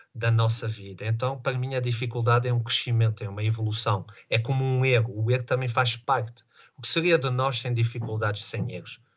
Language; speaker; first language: Portuguese; native; Portuguese